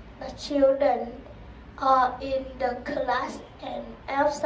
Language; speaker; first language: English; non-native, learner; Vietnamese